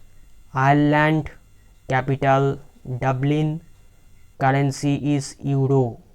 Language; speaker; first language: English; non-native, local second language; Bangla